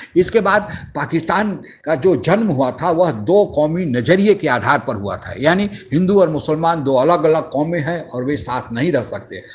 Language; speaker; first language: Hindi; native; Hindi